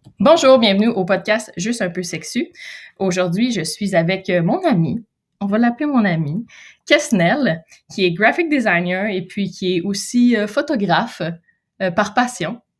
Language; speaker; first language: French; native; French